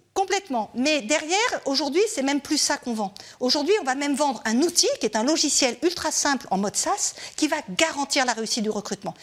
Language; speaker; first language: French; native; French